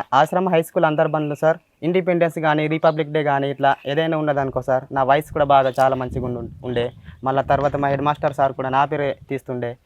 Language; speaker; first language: Telugu; non-native, local second language; Gondi